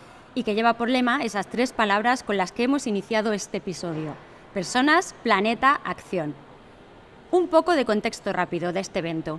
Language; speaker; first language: Spanish; native; Spanish